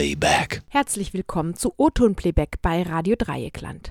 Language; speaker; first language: German; native; German